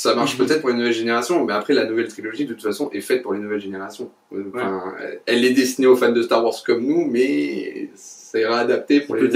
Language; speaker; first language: French; native; French